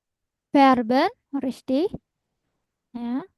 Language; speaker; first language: German; non-native, fluent; Indonesian